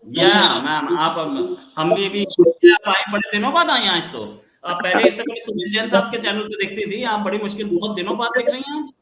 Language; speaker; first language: Hindi; native; Hindi